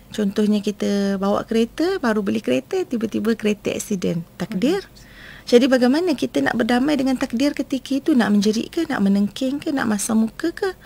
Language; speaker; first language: Malay; native; Malay